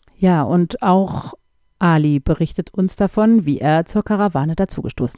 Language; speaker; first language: German; native; German